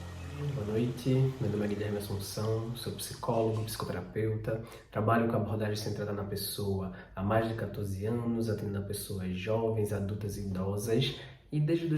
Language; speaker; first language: Portuguese; native; Portuguese